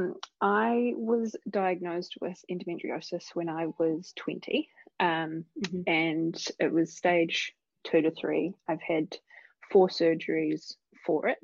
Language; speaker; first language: English; native; English